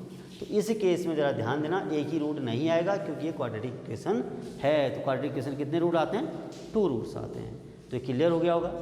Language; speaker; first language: Hindi; native; Hindi